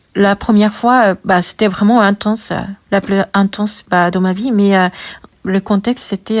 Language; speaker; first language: French; non-native, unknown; Japanese